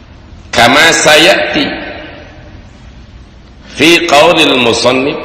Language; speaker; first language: Arabic; non-native, fluent; Sundanese